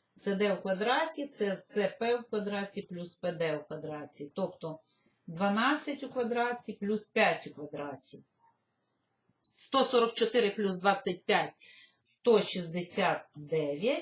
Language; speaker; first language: Ukrainian; native; Ukrainian